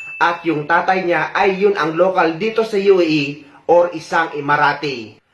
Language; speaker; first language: Filipino; native; Filipino